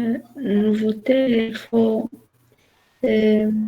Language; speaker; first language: French; non-native, learner; Arabic